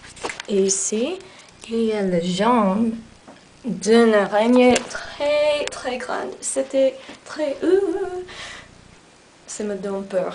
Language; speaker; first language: French; non-native, learner; English